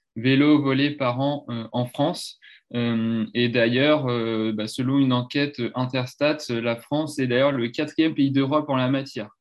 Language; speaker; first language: French; native; French